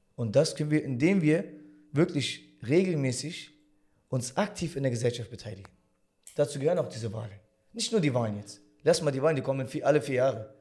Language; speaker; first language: German; early bilingual, other home language; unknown